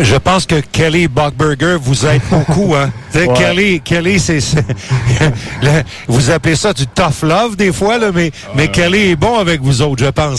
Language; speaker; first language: French; native; French